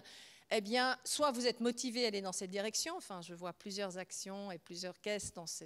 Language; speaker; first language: French; native; French